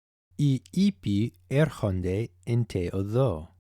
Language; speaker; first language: Greek; non-native, fluent; English